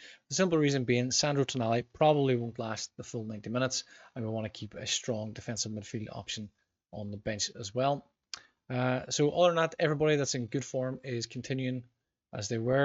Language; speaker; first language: English; native; English